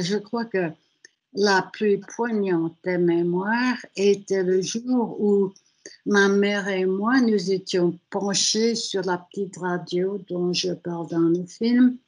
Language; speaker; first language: French; non-native, fluent; German